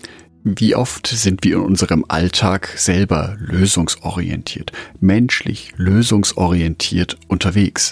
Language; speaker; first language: German; native; German